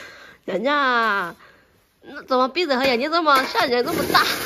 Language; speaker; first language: Chinese; non-native, fluent; Lao